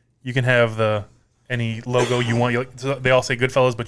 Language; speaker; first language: English; native; English